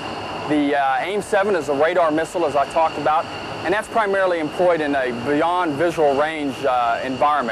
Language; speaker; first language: English; native; English